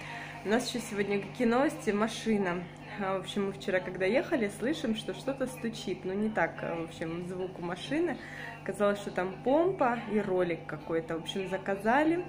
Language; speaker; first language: Russian; native; Russian